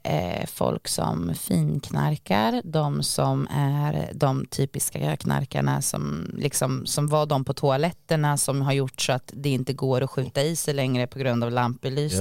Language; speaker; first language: Swedish; native; Swedish